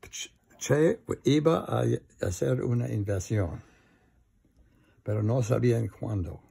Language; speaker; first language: Spanish; non-native, learner; English